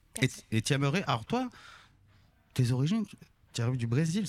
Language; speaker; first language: French; native; French